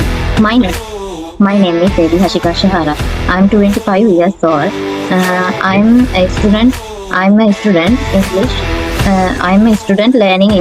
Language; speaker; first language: English; non-native, learner; Sinhala